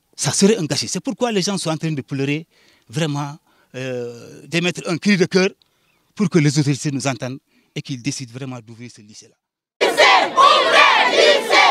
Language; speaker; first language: French; non-native, local second language; Jola-Fonyi